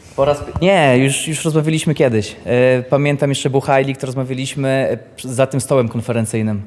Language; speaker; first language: Polish; native; Polish